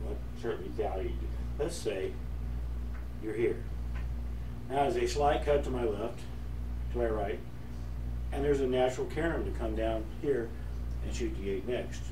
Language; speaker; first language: English; native; English